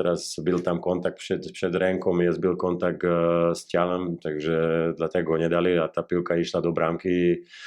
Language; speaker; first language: Polish; non-native, learner; Slovak